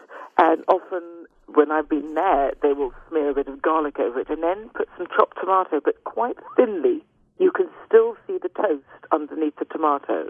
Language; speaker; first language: English; native; English